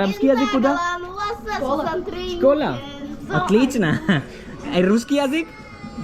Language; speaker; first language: Russian; non-native, learner; Hindi